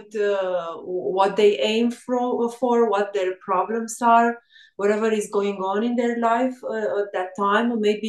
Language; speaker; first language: English; non-native, fluent; Romanian